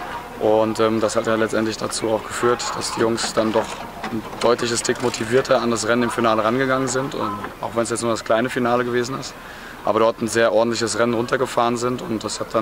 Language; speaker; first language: German; native; German